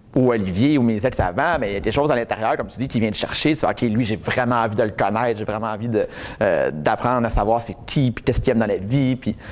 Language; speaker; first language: French; native; French